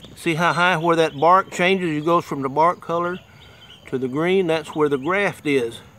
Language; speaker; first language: English; native; English